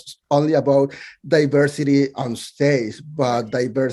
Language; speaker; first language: English; non-native, fluent; Spanish